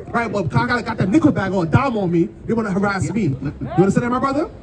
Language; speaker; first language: English; native; English